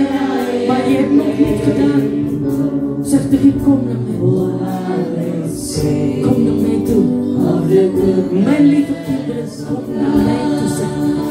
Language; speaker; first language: Dutch; non-native, learner; Indonesian